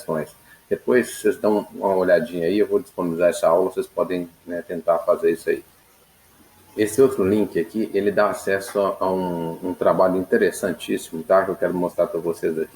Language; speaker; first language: Portuguese; native; Portuguese